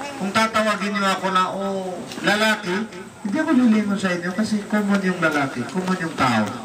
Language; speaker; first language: Filipino; non-native, local second language; Maguindanaon